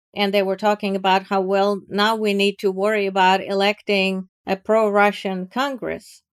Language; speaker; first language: English; non-native, fluent; Ukrainian